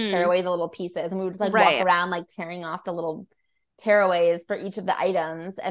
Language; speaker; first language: English; native; English